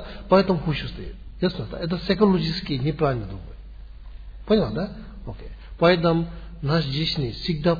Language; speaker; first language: Russian; non-native, learner; Tibetan